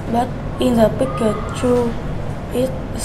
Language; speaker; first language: English; non-native, learner; Vietnamese